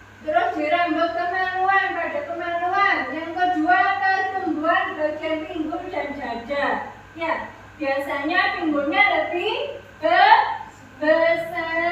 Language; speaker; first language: Indonesian; native; Indonesian